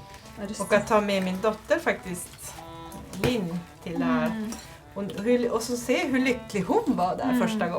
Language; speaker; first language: Swedish; native; Swedish